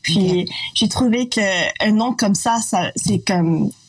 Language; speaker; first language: French; non-native, local second language; English